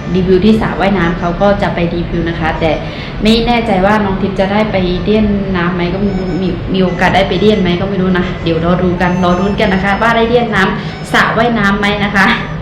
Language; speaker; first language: Thai; non-native, local second language; Khün